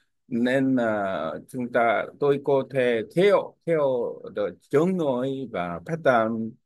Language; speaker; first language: Vietnamese; non-native, learner; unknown